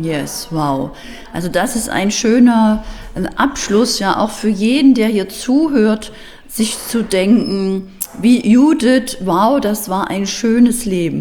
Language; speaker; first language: German; native; German